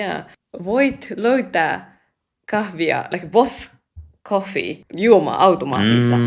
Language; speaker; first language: Finnish; non-native, learner; Japanese